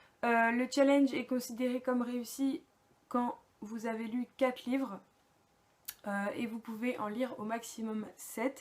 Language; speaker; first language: French; native; French